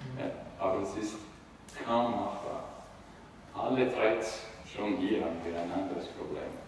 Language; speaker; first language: German; non-native, fluent; Italian